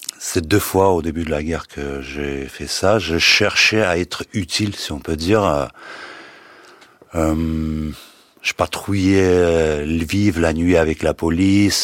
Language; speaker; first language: French; non-native, fluent; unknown